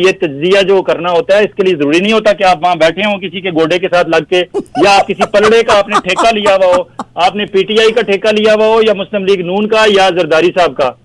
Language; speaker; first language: Urdu; non-native, local second language; Punjabi